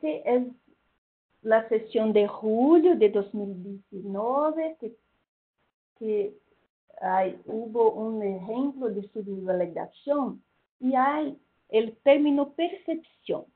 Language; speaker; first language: Spanish; non-native, fluent; Portuguese